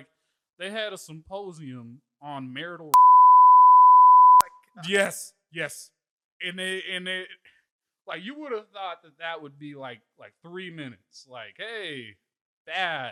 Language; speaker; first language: English; native; English